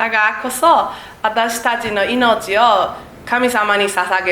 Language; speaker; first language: Japanese; non-native, learner; Chinese